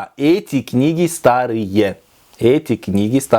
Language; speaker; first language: Russian; non-native, local second language; Kyrgyz